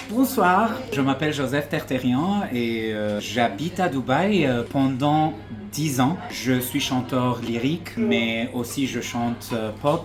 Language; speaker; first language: French; non-native, fluent; Arabic